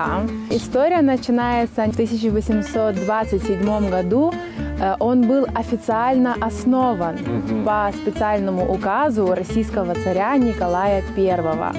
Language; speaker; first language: Russian; non-native, local second language; Romanian